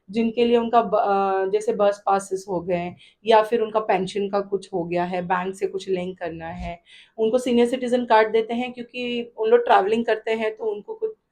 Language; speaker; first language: Hindi; non-native, local second language; Gujarati